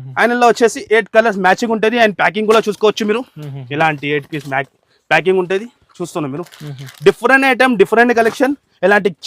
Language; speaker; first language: Telugu; non-native, local second language; Urdu